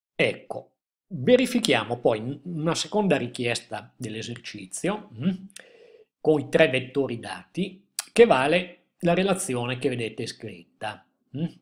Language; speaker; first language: Italian; native; Italian